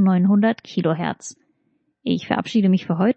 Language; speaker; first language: German; native; German